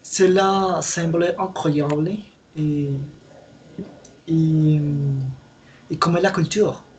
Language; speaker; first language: French; non-native, learner; Spanish